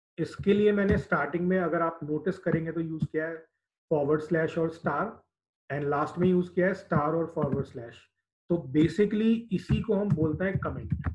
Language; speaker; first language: Hindi; native; Hindi